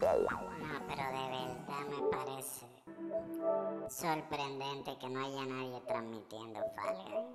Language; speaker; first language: Spanish; native; Spanish